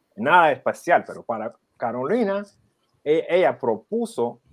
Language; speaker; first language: Spanish; non-native, learner; Ukrainian